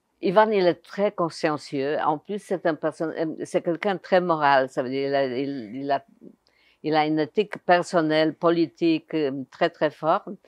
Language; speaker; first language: French; non-native, fluent; Polish